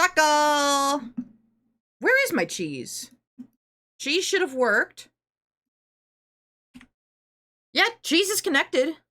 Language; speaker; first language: English; native; English